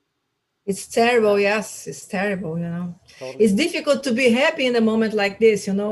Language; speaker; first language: English; non-native, learner; Portuguese